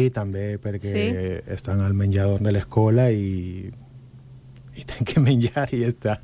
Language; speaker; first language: Catalan; non-native, learner; Spanish